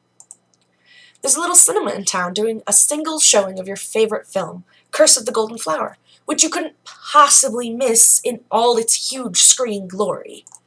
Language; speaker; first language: English; native; English